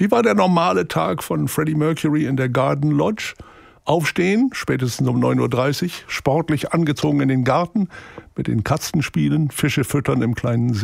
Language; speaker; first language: German; native; German